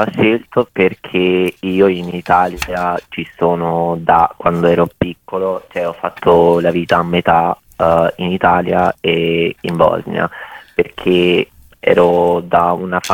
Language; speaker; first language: Italian; early bilingual, other home language; Bosnian